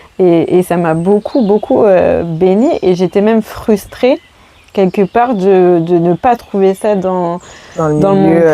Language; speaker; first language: French; native; French